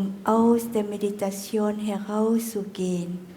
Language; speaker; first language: German; non-native, fluent; Vietnamese